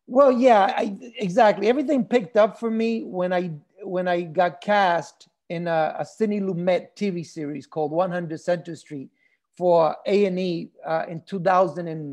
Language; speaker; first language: English; early bilingual, other home language; Spanish